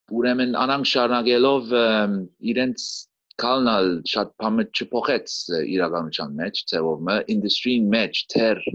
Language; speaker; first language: Armenian; early bilingual, heritage; Armenian